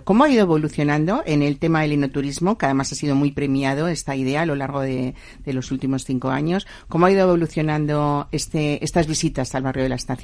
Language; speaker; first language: Spanish; native; Spanish